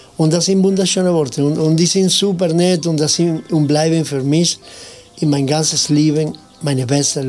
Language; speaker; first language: German; non-native, fluent; Spanish